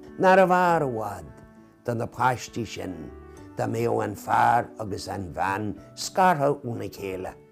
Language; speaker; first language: Irish; native; Irish